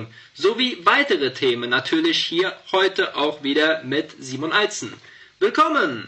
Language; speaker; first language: German; native; German